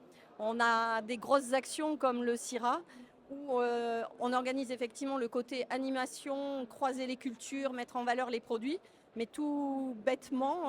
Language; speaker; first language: French; native; French